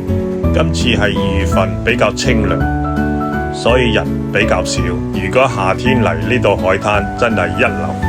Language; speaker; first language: Chinese; native; Chinese